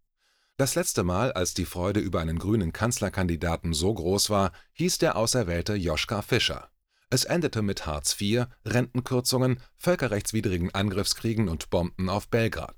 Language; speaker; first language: German; native; German